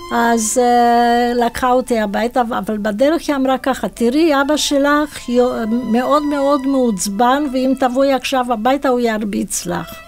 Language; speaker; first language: Hebrew; non-native, fluent; Romanian